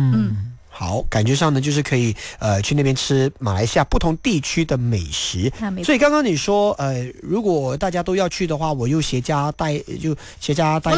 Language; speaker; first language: Chinese; native; Chinese